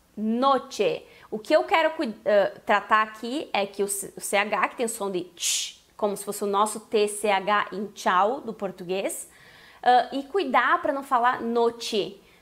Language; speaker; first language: Portuguese; native; Portuguese